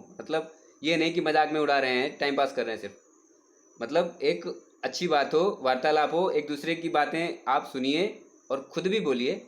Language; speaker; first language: Hindi; native; Hindi